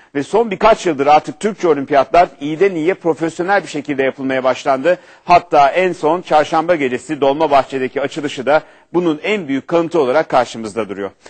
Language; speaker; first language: Turkish; native; Turkish